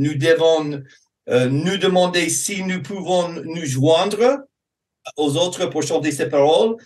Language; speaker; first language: French; non-native, fluent; English